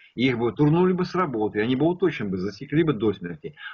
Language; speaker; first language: Russian; native; Russian